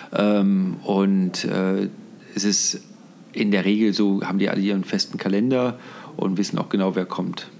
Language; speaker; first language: German; native; German